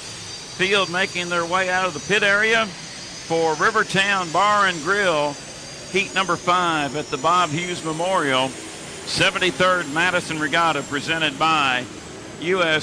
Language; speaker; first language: English; native; English